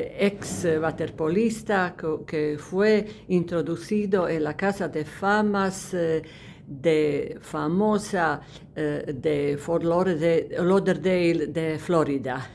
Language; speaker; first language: Spanish; non-native, fluent; Croatian